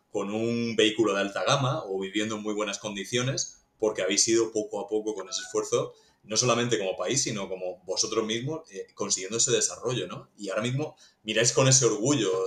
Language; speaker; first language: Spanish; native; Spanish